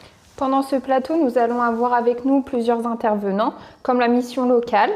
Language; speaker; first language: French; native; French